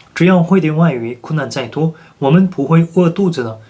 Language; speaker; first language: Chinese; non-native, fluent; Korean